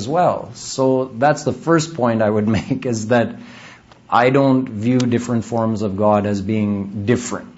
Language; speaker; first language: English; native; English